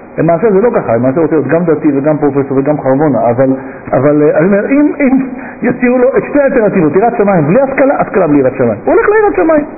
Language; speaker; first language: Hebrew; native; Hebrew